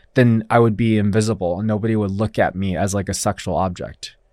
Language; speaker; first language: English; early bilingual, other home language; Chinese